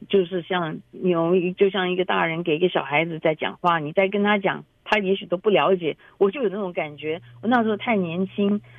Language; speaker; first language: Chinese; native; Chinese